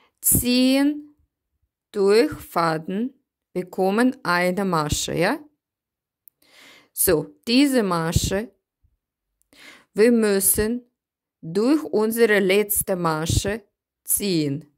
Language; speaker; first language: German; non-native, learner; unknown